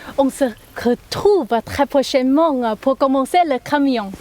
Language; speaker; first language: French; non-native, learner; Thai